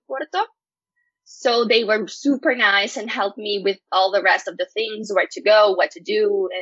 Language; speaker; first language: English; non-native, fluent; Portuguese